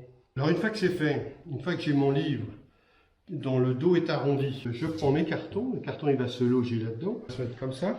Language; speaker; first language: French; native; French